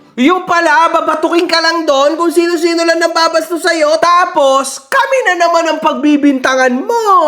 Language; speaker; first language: Filipino; native; Filipino